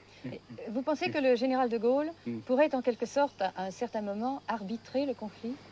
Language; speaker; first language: French; native; French